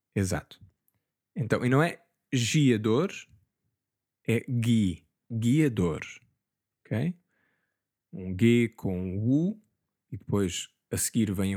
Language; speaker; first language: Portuguese; native; Portuguese